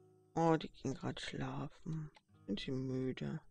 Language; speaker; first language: German; native; German